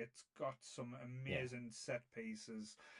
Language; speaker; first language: English; native; English